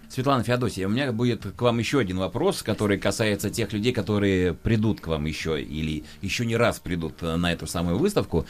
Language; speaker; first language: Russian; native; Russian